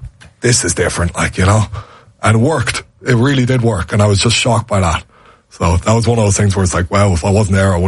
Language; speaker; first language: English; native; English